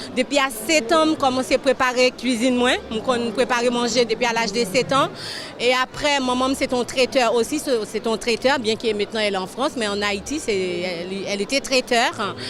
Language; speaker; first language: French; non-native, local second language; Haitian Creole